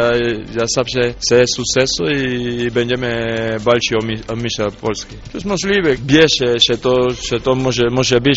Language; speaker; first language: Polish; non-native, learner; Spanish